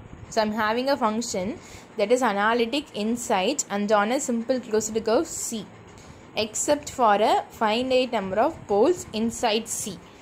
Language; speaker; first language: English; non-native, local second language; Tamil